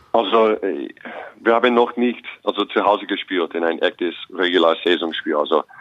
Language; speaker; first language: German; non-native, fluent; English